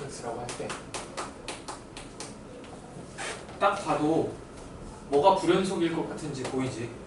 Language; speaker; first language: Korean; native; Korean